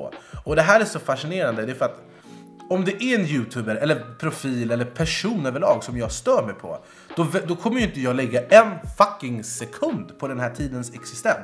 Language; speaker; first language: Swedish; native; Swedish